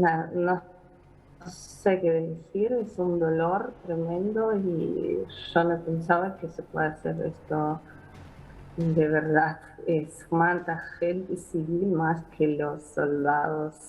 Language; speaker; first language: Spanish; non-native, fluent; Ukrainian